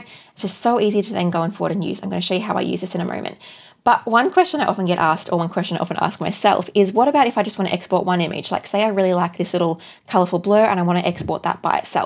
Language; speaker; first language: English; native; English